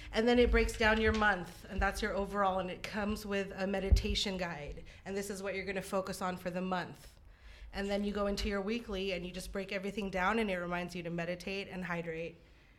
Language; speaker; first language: English; non-native, local second language; Filipino